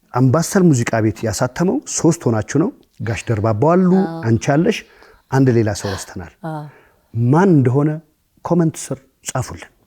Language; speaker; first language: Amharic; native; Amharic